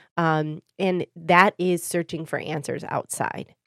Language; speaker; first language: English; native; English